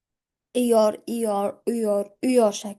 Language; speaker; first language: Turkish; non-native, fluent; Uzbek